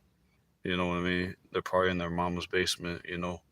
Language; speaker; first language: English; native; English